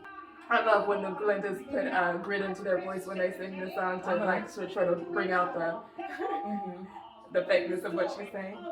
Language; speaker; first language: English; native; English